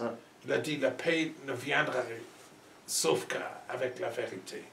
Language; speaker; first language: French; non-native, learner; English